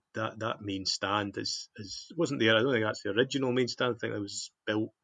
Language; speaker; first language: English; native; English